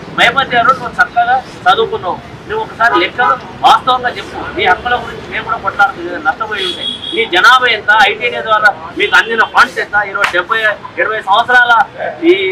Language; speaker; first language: Telugu; non-native, local second language; Lambadi